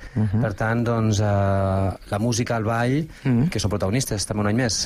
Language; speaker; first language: Catalan; native; Catalan